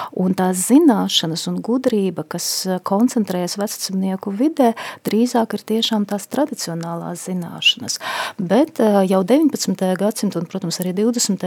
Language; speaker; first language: Latvian; non-native, local second language; Russian